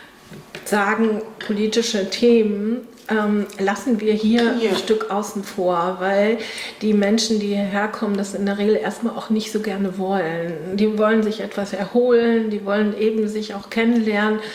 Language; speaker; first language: German; native; German